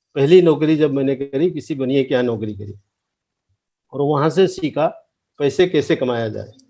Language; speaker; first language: Hindi; native; Hindi